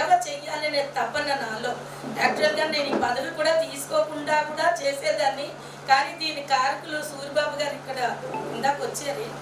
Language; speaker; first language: Telugu; native; Telugu